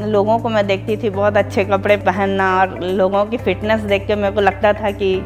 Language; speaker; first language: Hindi; native; Hindi